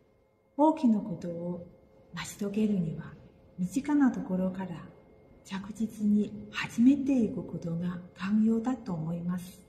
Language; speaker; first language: Japanese; non-native, fluent; Chinese